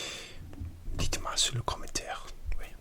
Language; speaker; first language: French; non-native, learner; English